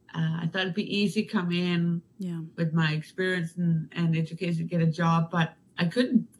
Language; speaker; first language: English; non-native, fluent; Danish